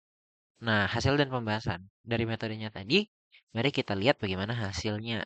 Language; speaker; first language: Indonesian; native; Indonesian